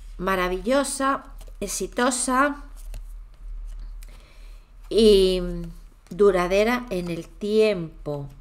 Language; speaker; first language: Spanish; native; Spanish